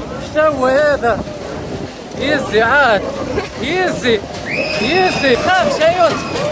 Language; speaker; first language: Arabic; native; Arabic